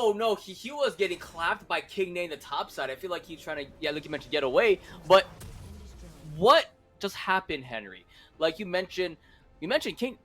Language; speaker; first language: English; native; English